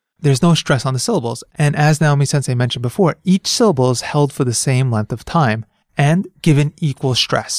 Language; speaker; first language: English; native; English